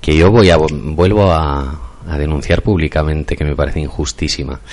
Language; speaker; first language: Spanish; non-native, local second language; Catalan